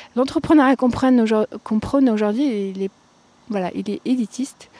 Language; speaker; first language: French; non-native, local second language; Arabic